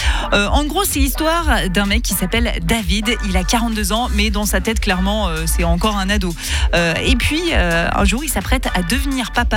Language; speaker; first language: French; native; French